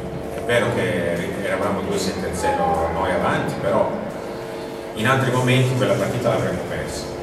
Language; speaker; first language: Italian; native; Italian